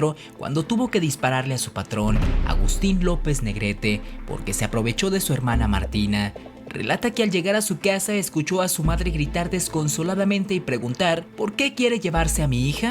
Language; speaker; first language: Spanish; native; Spanish